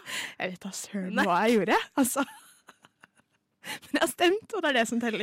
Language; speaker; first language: Norwegian; native; Norwegian